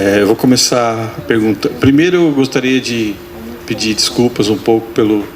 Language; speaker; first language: Portuguese; native; Portuguese